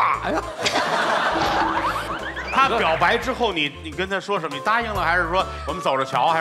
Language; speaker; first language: Chinese; native; Chinese